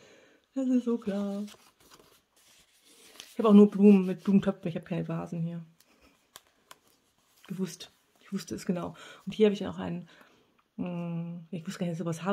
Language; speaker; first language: German; native; German